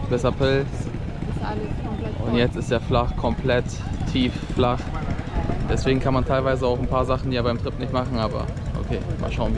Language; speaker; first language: German; native; German